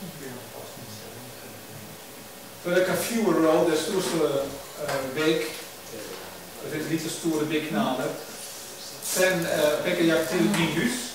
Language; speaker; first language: Swedish; non-native, learner; Dutch